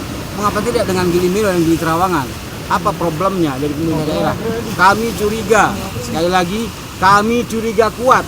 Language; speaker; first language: Indonesian; native; Indonesian